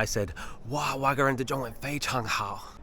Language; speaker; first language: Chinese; non-native, learner; English